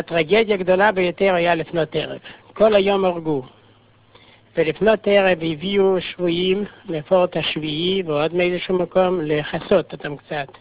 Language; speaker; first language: Hebrew; non-native, fluent; Yiddish